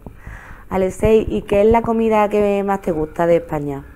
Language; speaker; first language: Spanish; native; Spanish